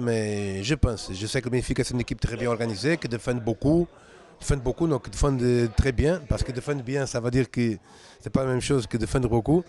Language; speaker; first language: French; non-native, fluent; Portuguese